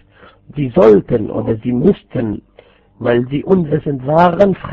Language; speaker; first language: German; non-native, fluent; Arabic